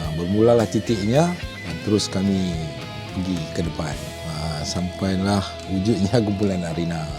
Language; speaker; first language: Malay; native; Malay